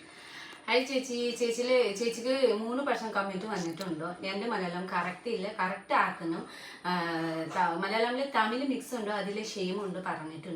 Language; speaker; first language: Malayalam; non-native, learner; Nepali